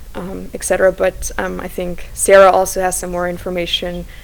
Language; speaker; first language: English; non-native, fluent; Slovak